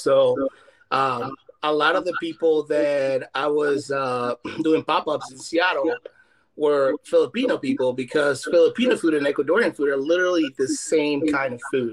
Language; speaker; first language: English; non-native, fluent; Spanish